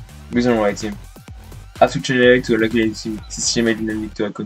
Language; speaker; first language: English; non-native, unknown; French